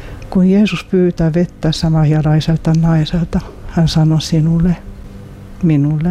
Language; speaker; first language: Finnish; non-native, fluent; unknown